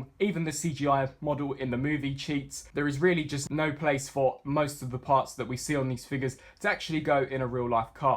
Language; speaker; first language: English; native; English